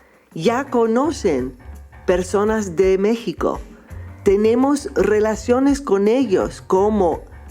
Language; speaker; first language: Spanish; non-native, fluent; English